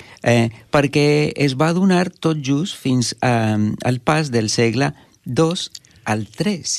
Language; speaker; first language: Catalan; non-native, fluent; Spanish